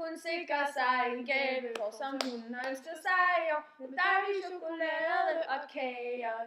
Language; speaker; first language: Danish; native; Danish